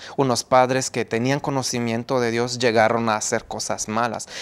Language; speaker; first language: Spanish; non-native, fluent; Romanian